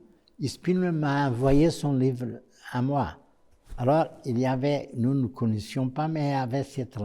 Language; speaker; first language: French; non-native, fluent; Portuguese